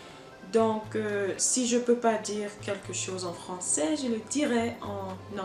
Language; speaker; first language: French; non-native, learner; English